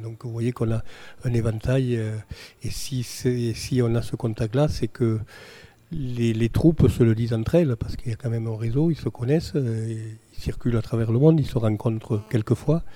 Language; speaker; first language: French; native; French